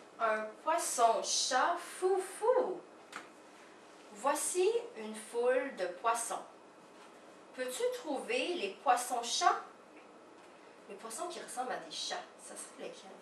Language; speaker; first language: French; native; French